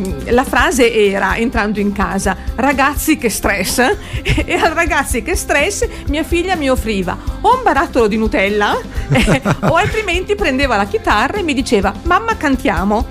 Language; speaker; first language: Italian; native; Italian